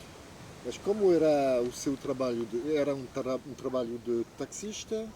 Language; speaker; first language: Portuguese; non-native, fluent; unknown